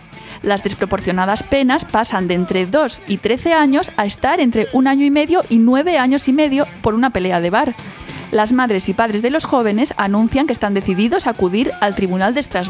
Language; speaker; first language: Spanish; native; Spanish